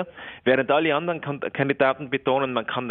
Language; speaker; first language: German; native; German